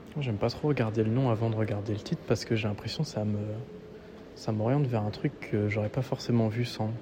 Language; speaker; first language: French; native; French